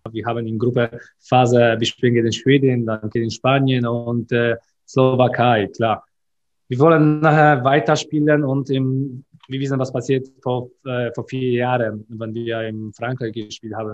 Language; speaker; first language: German; non-native, learner; Polish